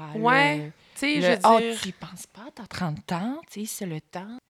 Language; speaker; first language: French; early bilingual, other home language; Bulgarian